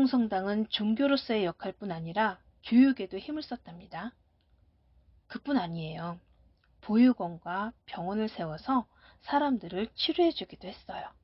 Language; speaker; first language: Korean; native; Korean